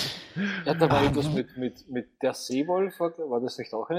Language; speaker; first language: German; native; German